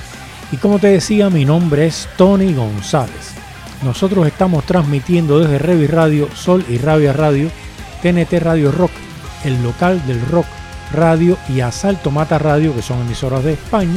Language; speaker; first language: Spanish; native; Spanish